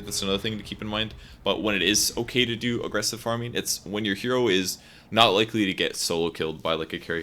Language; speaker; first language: English; native; English